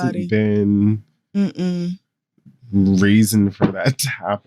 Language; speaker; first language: English; native; English